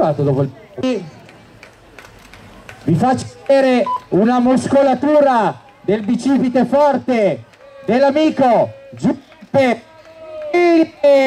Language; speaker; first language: Italian; native; Italian